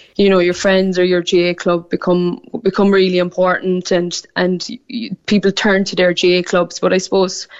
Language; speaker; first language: English; native; English